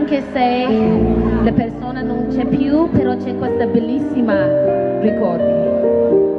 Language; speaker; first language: Italian; non-native, learner; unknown